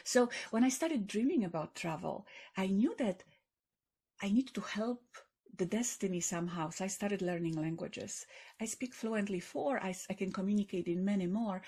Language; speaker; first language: English; non-native, fluent; Polish